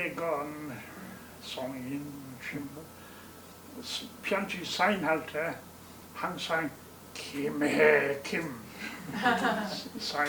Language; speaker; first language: Korean; non-native, learner; English